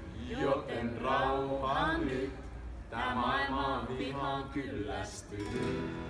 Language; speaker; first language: Finnish; native; Finnish